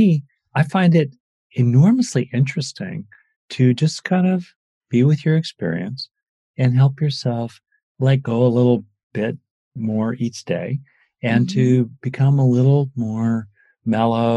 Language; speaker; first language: English; native; English